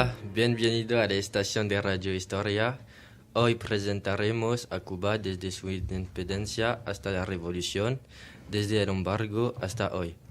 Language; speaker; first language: Spanish; non-native, learner; French